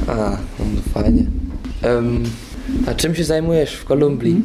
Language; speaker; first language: Polish; early bilingual, heritage; Polish